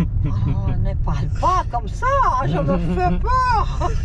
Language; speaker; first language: French; non-native, fluent; Portuguese